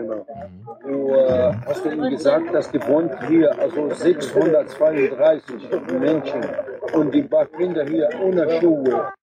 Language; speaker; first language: German; non-native, learner; Arabic